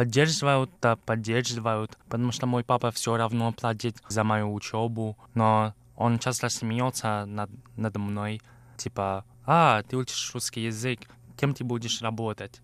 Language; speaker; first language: Russian; non-native, fluent; Chinese